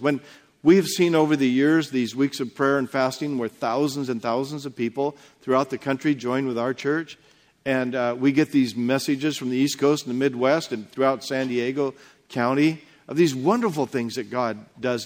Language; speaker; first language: English; native; English